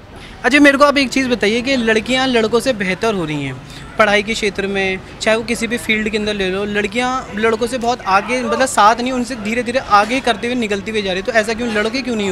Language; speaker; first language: Hindi; native; Hindi